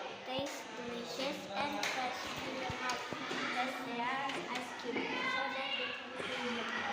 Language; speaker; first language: English; non-native, learner; Indonesian